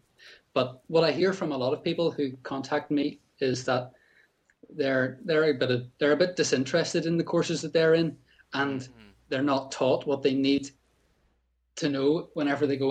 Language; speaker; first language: English; native; English